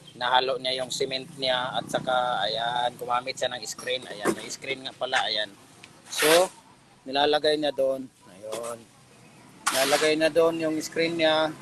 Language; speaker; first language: Filipino; native; Filipino